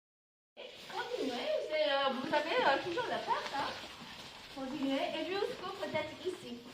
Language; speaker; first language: French; non-native, fluent; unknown